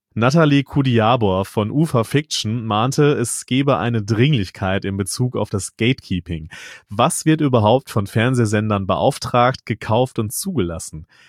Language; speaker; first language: German; native; German